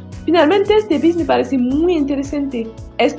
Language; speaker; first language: Spanish; non-native, learner; French